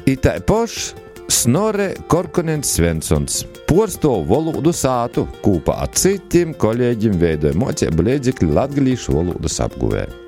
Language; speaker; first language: Latvian; native; Latvian